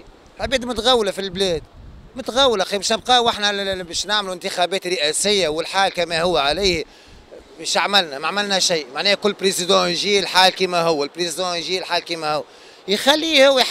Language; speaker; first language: Arabic; native; Arabic